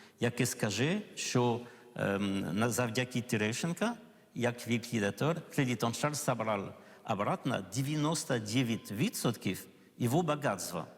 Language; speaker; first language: Ukrainian; non-native, learner; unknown